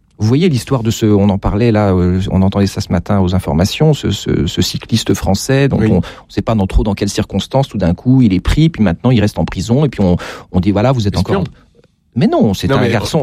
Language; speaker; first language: French; native; French